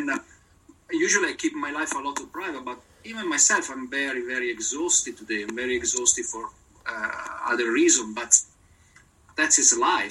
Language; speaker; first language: English; non-native, learner; Italian